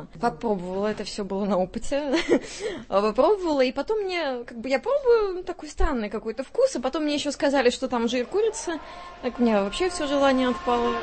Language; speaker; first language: Russian; native; Russian